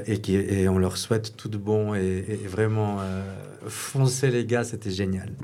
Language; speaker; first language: French; native; French